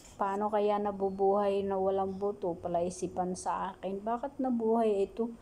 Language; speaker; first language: Filipino; native; Filipino